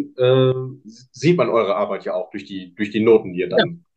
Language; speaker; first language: German; native; German